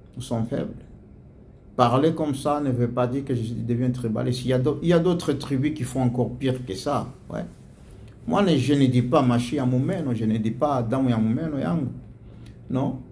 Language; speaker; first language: French; non-native, local second language; Swahili